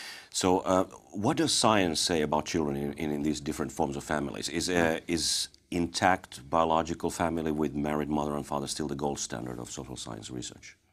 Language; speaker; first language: English; non-native, fluent; Finnish